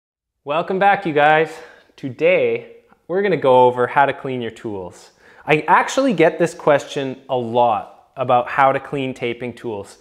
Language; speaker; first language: English; native; English